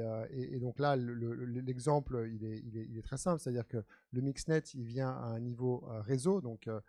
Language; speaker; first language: French; native; French